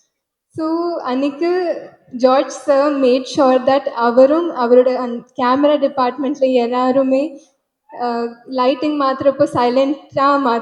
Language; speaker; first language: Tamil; non-native, learner; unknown